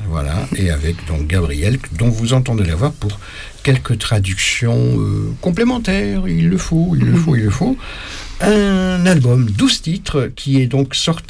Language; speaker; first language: French; native; French